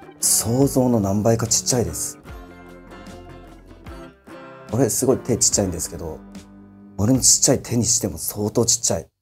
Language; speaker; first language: Japanese; native; Japanese